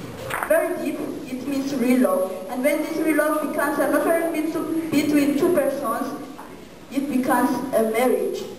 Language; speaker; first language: English; non-native, learner; Malagasy